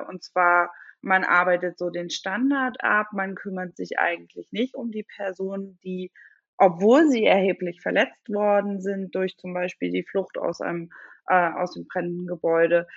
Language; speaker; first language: German; native; German